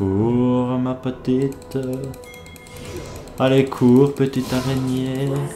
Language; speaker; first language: French; native; French